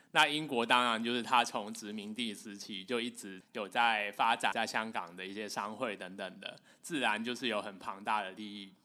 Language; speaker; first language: Chinese; non-native, local second language; Cantonese